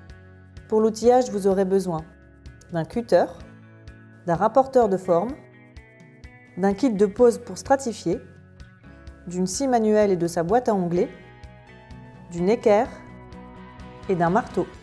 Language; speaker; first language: French; native; French